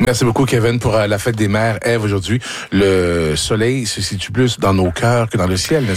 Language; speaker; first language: French; native; French